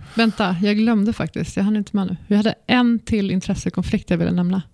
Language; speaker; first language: Swedish; native; Swedish